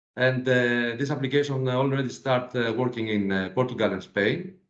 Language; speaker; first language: English; non-native, fluent; Greek